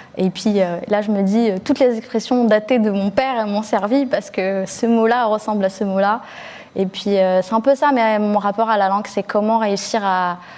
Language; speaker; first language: French; early bilingual, other home language; Arabic